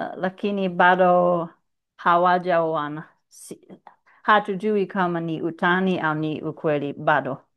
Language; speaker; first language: Swahili; non-native, fluent; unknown